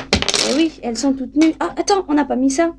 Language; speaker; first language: French; native; French